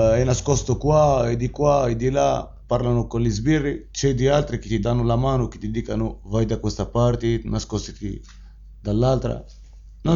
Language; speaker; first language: Italian; non-native, learner; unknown